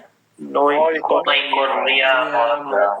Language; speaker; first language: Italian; non-native, learner; Bangla